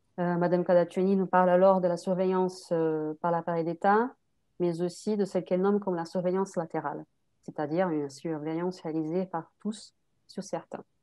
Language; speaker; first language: French; native; French